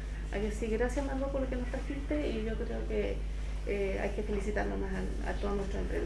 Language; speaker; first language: Spanish; native; Spanish